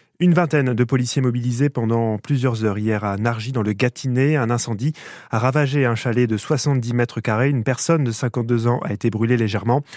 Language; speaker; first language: French; native; French